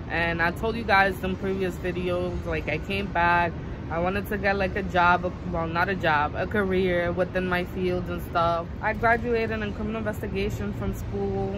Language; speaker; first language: English; native; English